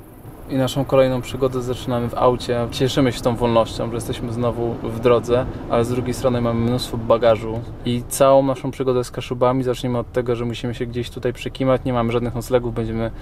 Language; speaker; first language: Polish; native; Polish